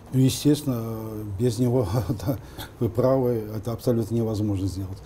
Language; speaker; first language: Russian; non-native, local second language; Uzbek